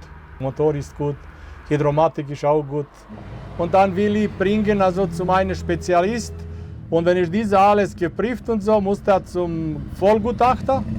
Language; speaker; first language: German; non-native, fluent; Serbian